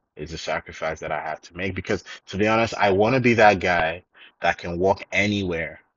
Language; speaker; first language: English; non-native, local second language; Yoruba